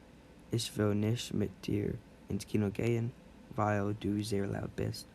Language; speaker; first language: German; non-native, learner; English